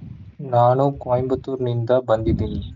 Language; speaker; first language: Kannada; non-native, learner; Tamil